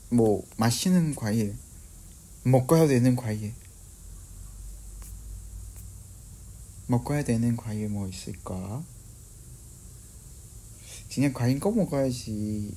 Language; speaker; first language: Korean; non-native, fluent; Vietnamese